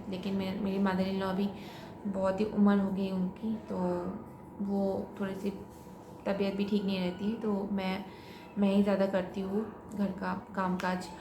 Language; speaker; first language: Hindi; non-native, local second language; Bangla